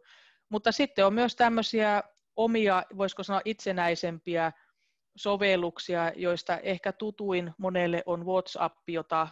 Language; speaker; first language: Finnish; native; Finnish